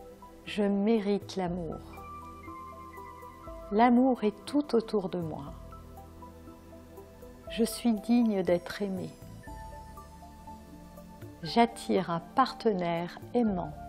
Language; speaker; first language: French; native; French